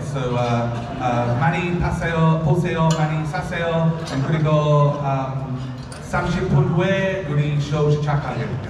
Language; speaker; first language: Korean; non-native, learner; English